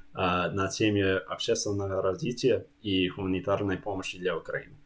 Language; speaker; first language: Russian; non-native, fluent; English